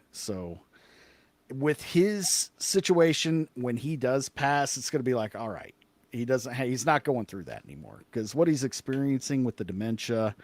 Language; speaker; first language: English; native; English